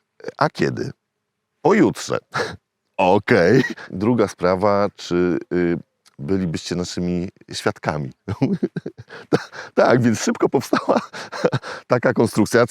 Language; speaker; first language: Polish; native; Polish